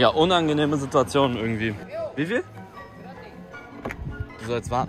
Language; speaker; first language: German; native; German